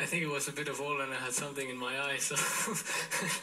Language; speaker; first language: English; non-native, fluent; German